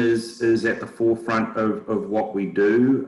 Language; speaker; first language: English; native; English